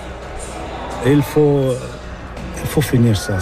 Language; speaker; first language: French; non-native, local second language; Arabic